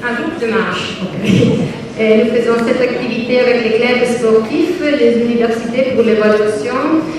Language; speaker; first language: French; non-native, learner; Italian